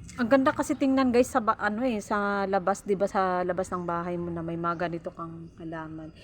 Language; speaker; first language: Filipino; non-native, local second language; Waray